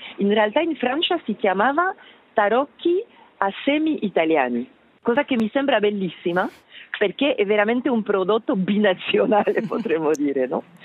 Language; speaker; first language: Italian; non-native, fluent; French